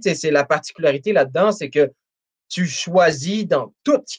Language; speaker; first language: French; native; French